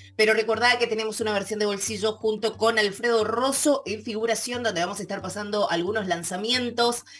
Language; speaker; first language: Spanish; native; Spanish